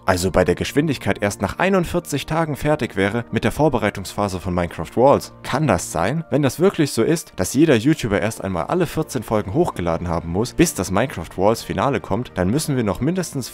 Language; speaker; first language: German; native; German